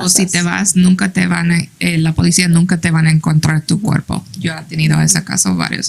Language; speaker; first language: Spanish; early bilingual, heritage; English